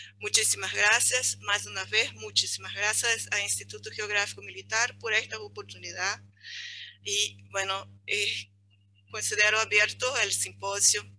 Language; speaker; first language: Spanish; non-native, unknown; Portuguese